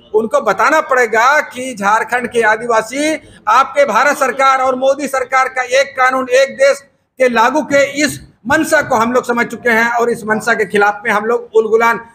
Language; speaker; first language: Hindi; native; Hindi